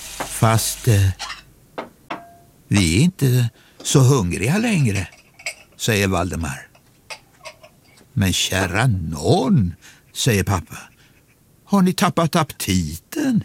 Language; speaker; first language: Swedish; native; Swedish